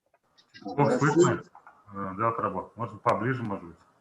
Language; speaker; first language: Russian; native; Russian